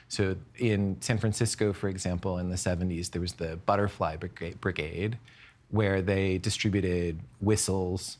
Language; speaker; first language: English; native; English